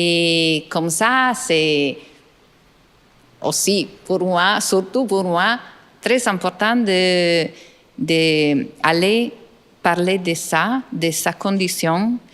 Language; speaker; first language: French; non-native, fluent; Italian